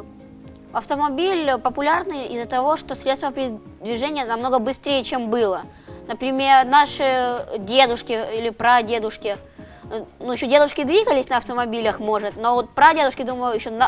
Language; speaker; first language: Russian; native; Russian